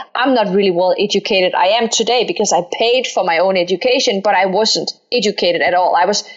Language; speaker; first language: English; non-native, fluent; Danish